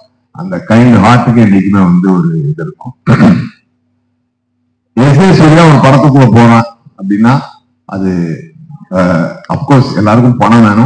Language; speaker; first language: Tamil; native; Tamil